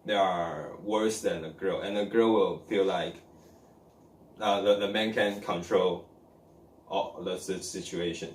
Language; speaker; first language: English; non-native, learner; Chinese